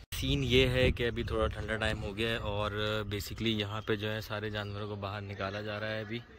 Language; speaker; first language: Hindi; native; Hindi